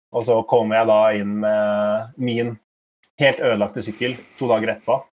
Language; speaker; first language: Norwegian; native; Norwegian